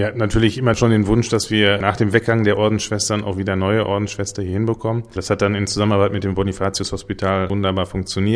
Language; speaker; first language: German; native; German